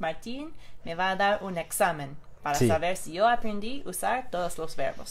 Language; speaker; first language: Spanish; non-native, fluent; English